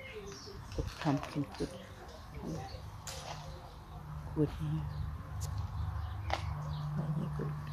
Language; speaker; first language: English; non-native, learner; Thai